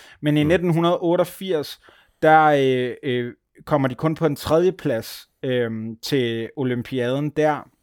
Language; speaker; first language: Danish; native; Danish